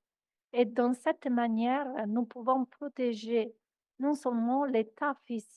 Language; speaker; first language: French; non-native, fluent; Italian